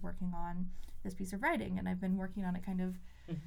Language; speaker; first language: English; native; English